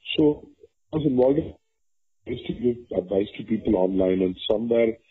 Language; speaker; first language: English; non-native, local second language; Tamil